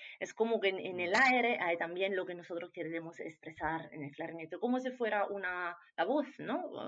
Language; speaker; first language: Spanish; non-native, fluent; Italian